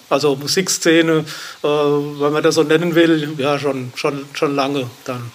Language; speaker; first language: German; native; German